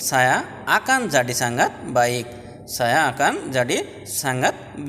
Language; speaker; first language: Indonesian; non-native, learner; Bangla